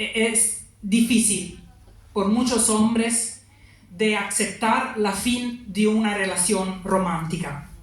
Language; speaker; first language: Spanish; non-native, learner; Italian